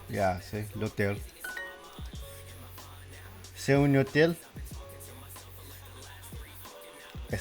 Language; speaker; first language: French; non-native, learner; English